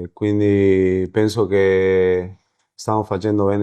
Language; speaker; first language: Italian; non-native, learner; Spanish